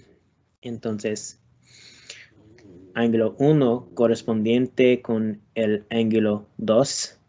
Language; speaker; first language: Spanish; non-native, learner; English